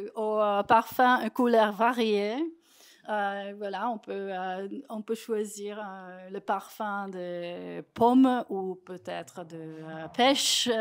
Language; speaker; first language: French; non-native, fluent; Polish